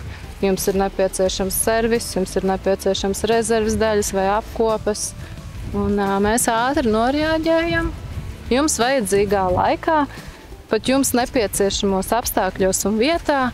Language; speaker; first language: Latvian; native; Latvian